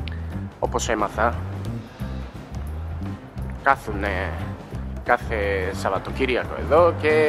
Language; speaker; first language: Greek; non-native, learner; Spanish